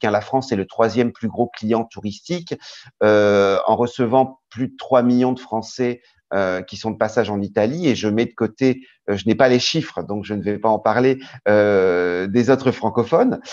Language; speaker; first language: French; native; French